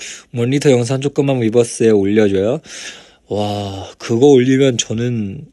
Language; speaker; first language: Korean; non-native, fluent; Chinese